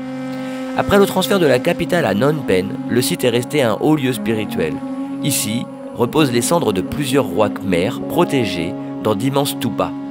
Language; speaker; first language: French; native; French